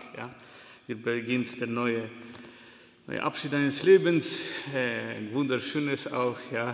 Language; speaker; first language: German; non-native, fluent; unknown